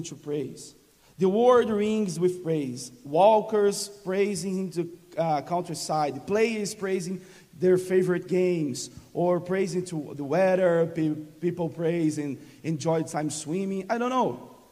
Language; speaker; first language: English; non-native, learner; Portuguese